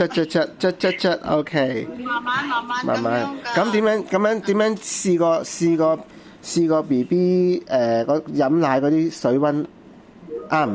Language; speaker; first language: Cantonese; native; Cantonese